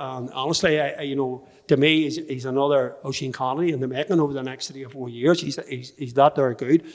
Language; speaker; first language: English; native; English